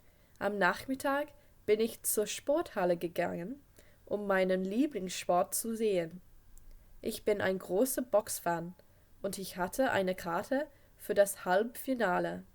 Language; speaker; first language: German; non-native, fluent; English